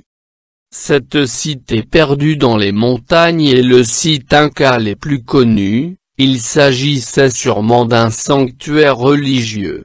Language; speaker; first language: French; non-native, local second language; Arabic